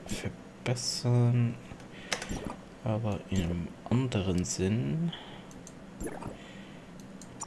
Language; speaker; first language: German; non-native, local second language; Luxembourgish